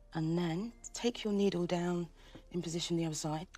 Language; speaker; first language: English; native; English